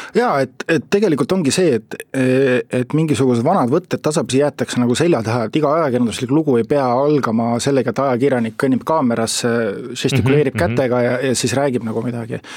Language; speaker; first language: Estonian; native; Estonian